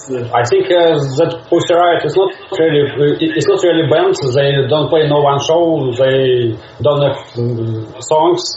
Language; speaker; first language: English; non-native, learner; Russian